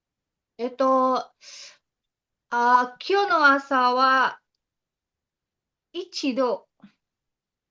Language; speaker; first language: Japanese; non-native, learner; Indonesian